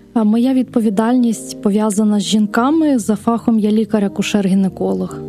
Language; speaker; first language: Ukrainian; native; Ukrainian